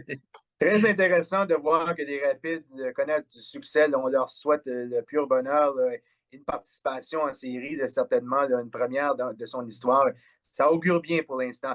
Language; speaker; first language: French; native; French